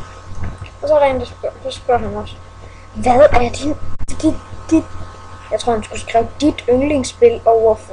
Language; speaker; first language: Danish; early bilingual, other home language; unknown